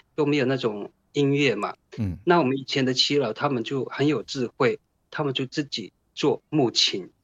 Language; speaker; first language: Chinese; non-native, local second language; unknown